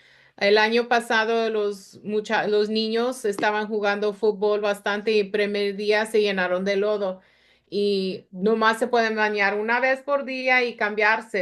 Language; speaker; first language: Spanish; early bilingual, other home language; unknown